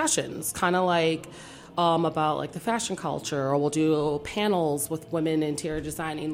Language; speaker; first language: English; native; English